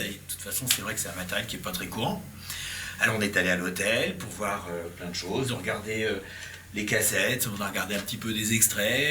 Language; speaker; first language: French; native; French